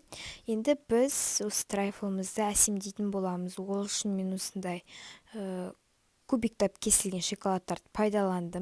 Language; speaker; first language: Kazakh; native; Kazakh